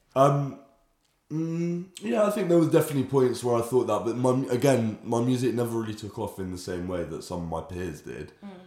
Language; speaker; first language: English; native; English